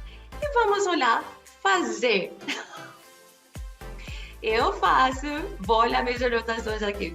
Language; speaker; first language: Portuguese; non-native, fluent; English